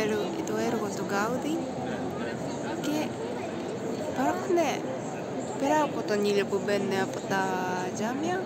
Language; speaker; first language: Greek; non-native, fluent; Japanese